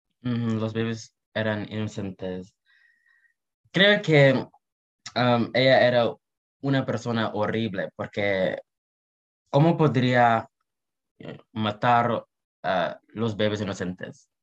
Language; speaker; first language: Spanish; non-native, learner; English